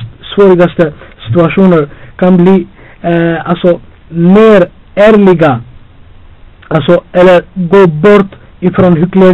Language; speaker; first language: Swedish; non-native, fluent; Albanian